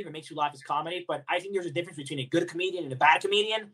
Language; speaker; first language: English; early bilingual, other home language; Spanish